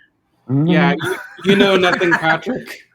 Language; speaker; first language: English; native; English